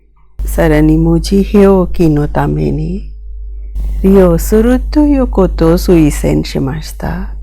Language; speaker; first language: Japanese; non-native, fluent; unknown